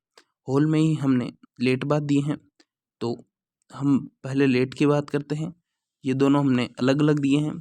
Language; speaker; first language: Hindi; native; Hindi